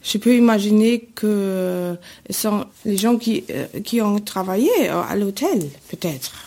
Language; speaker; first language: French; non-native, fluent; German